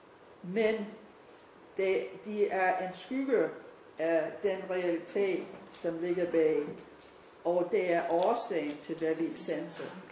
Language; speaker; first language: Danish; non-native, fluent; English